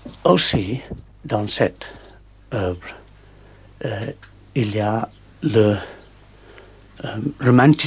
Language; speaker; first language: French; non-native, learner; English